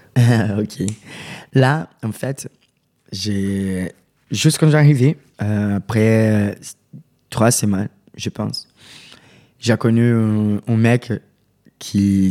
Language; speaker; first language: French; non-native, learner; Portuguese